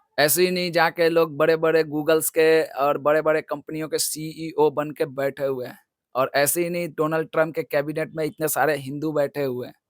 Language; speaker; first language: Hindi; non-native, local second language; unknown